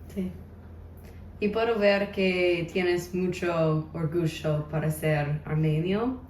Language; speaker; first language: Spanish; non-native, learner; English